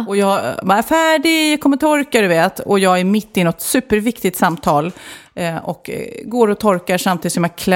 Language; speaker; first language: Swedish; native; Swedish